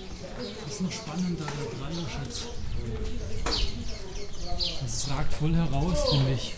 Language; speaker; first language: German; native; German